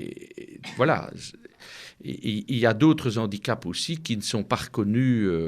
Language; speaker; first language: French; native; French